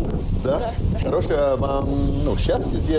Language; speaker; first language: Russian; non-native, learner; English